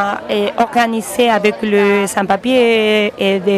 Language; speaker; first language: French; non-native, learner; Spanish